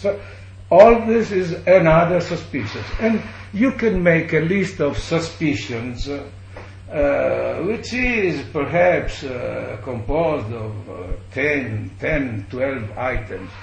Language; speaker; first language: English; non-native, fluent; Italian